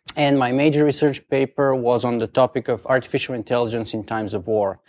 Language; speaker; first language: English; non-native, fluent; Bulgarian